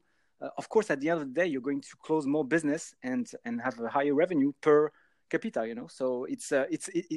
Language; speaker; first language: English; non-native, fluent; French